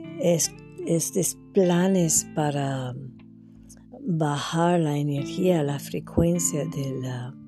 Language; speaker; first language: Spanish; non-native, fluent; French